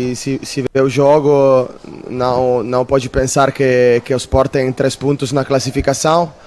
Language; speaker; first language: Portuguese; non-native, fluent; Italian